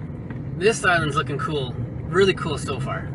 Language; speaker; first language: English; native; English